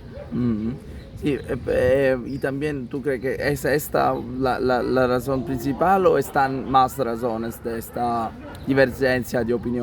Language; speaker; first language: Spanish; non-native, fluent; Italian